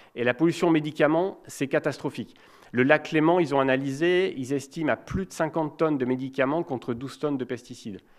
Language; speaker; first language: French; native; French